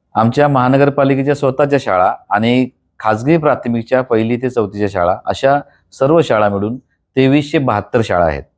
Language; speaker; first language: Marathi; non-native, local second language; Bhili